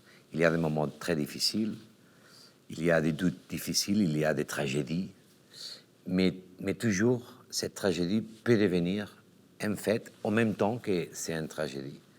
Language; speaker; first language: French; non-native, learner; Catalan